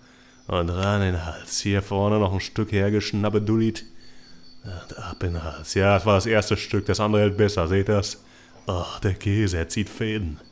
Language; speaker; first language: German; native; German